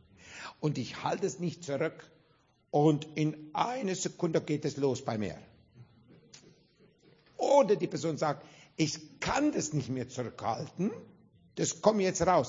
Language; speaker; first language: German; non-native, fluent; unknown